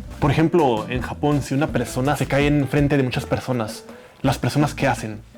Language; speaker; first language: Spanish; native; Spanish